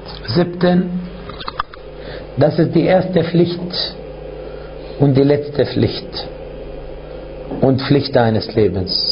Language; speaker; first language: German; non-native, fluent; Arabic